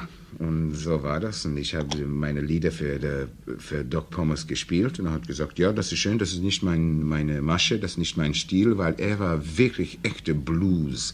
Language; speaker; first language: German; non-native, learner; English